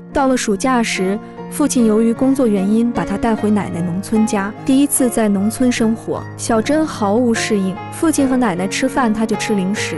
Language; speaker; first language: Chinese; native; Chinese